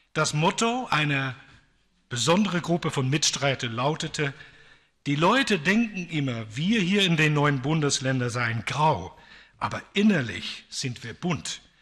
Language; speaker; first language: German; non-native, fluent; Dutch